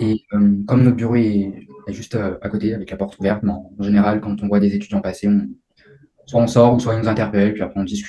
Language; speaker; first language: French; native; French